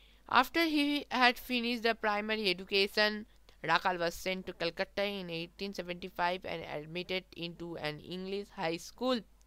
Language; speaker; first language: English; non-native, local second language; Bangla